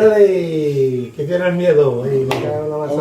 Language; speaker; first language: Spanish; native; Spanish